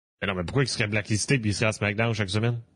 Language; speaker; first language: French; native; French